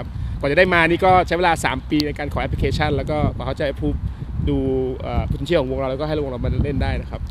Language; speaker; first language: Thai; native; Thai